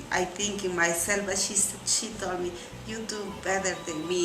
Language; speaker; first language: English; non-native, learner; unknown